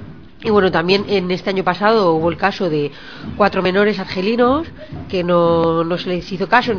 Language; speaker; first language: Spanish; native; Spanish